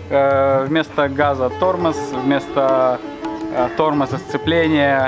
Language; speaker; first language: Russian; native; Russian